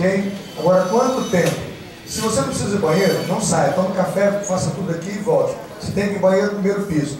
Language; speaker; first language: Portuguese; non-native, fluent; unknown